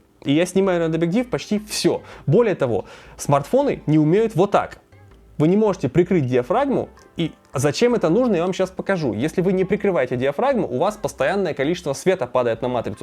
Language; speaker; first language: Russian; native; Russian